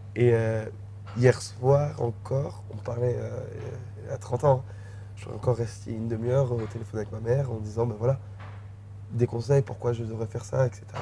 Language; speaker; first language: French; native; French